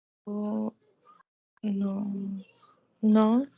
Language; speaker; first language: French; non-native, learner; Spanish